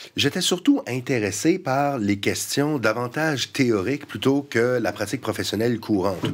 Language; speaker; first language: French; native; French